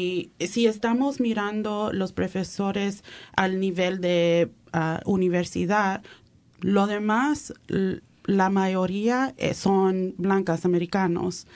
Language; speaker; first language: Spanish; early bilingual, heritage; Spanish